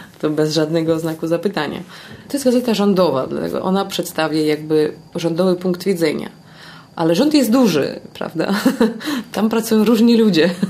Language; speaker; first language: Polish; non-native, fluent; Russian